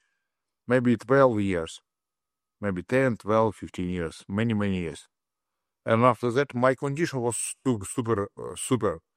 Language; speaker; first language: English; non-native, learner; Russian